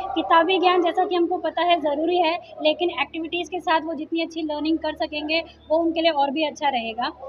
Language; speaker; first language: Hindi; native; Hindi